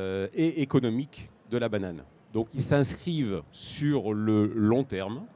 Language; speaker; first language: French; native; French